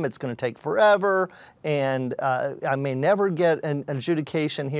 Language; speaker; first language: English; native; English